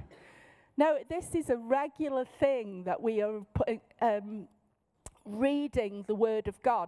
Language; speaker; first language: English; native; English